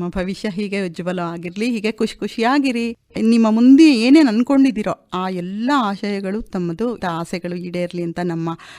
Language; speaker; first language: Kannada; native; Kannada